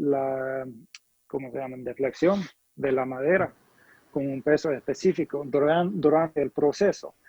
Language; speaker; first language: Spanish; non-native, fluent; English